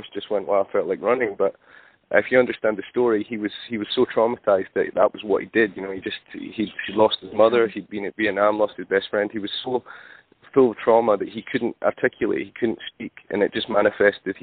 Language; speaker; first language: English; native; English